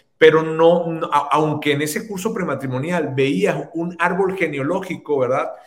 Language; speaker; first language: Spanish; native; Spanish